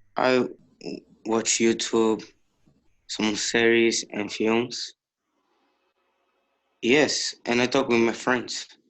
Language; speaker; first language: English; non-native, learner; Portuguese